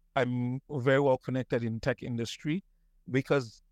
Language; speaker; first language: English; non-native, local second language; Yoruba